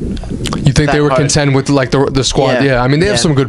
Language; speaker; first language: English; native; English